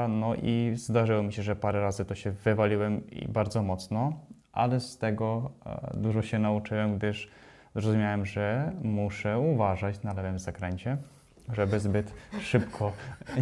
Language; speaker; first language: Polish; non-native, fluent; Ukrainian